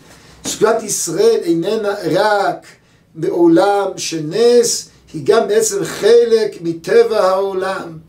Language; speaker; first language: Hebrew; native; Hebrew